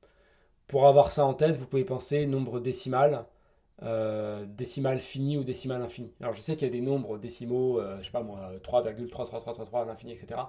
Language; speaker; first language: French; native; French